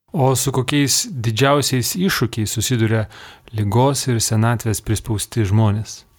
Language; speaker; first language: Lithuanian; native; Lithuanian